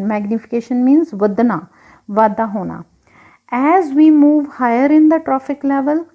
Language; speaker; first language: English; non-native, local second language; Punjabi